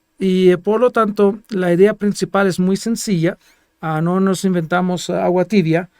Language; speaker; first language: Spanish; non-native, fluent; Greek